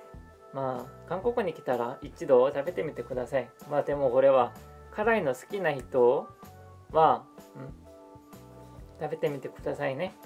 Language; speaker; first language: Japanese; non-native, fluent; Korean